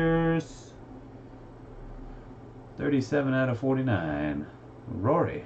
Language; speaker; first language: English; native; English